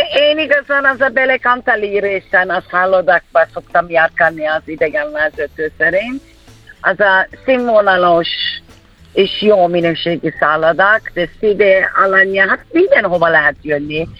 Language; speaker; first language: Hungarian; non-native, fluent; Turkish